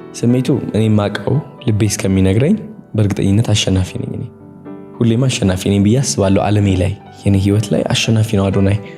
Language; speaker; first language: Amharic; non-native, local second language; Tigrinya